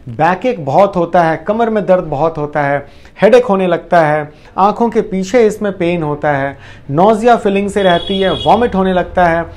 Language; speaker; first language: Hindi; native; Hindi